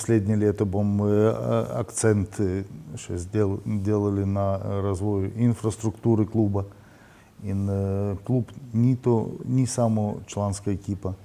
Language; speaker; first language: Slovenian; non-native, learner; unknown